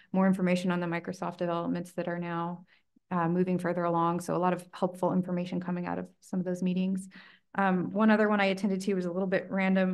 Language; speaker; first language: English; native; English